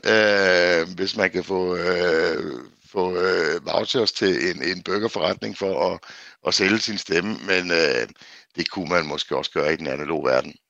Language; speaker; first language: Danish; native; Danish